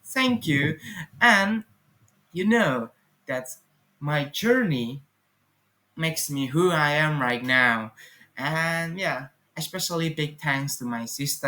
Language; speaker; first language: English; non-native, fluent; Indonesian